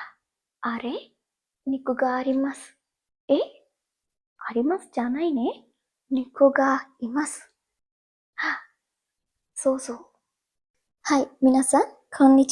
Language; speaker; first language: Japanese; non-native, fluent; Sinhala